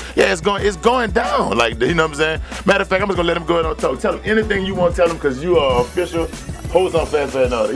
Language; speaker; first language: English; native; English